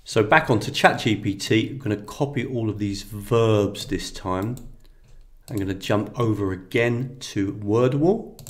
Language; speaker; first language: English; native; English